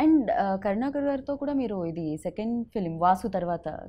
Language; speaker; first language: Telugu; native; Telugu